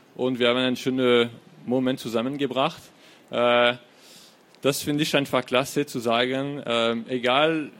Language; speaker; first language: German; non-native, fluent; French